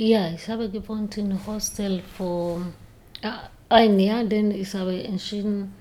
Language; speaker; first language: German; non-native, learner; Swahili